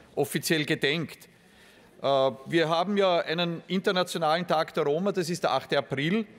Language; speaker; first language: German; native; German